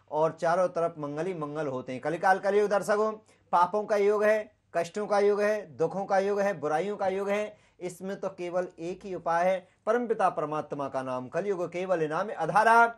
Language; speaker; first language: Hindi; native; Hindi